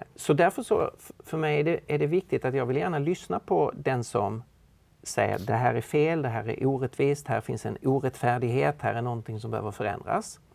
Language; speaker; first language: Swedish; native; Swedish